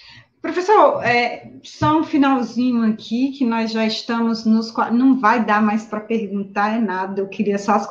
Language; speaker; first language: Portuguese; native; Portuguese